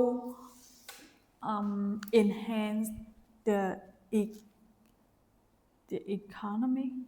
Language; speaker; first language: English; non-native, learner; Vietnamese